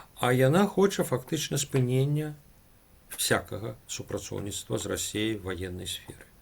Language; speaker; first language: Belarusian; non-native, local second language; Russian